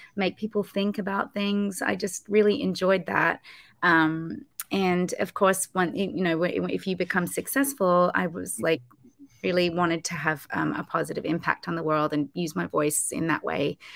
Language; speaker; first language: English; native; English